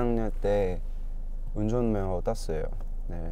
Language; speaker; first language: Korean; non-native, fluent; Cantonese